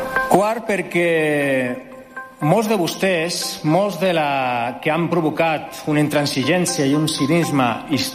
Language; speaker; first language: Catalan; non-native, local second language; Spanish